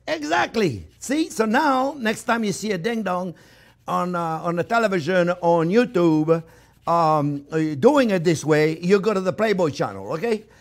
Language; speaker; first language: English; non-native, fluent; French